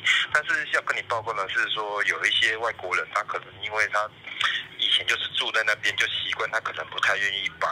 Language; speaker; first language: Chinese; native; Chinese